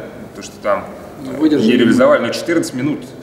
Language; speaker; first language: Russian; native; Russian